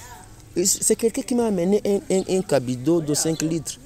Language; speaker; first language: French; non-native, learner; Rundi